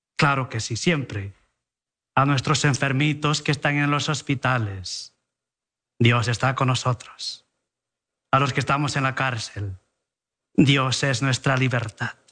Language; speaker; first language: Spanish; early bilingual, heritage; Spanish